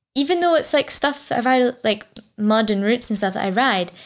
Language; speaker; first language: English; native; English